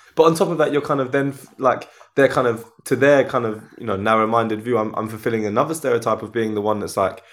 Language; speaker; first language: English; native; English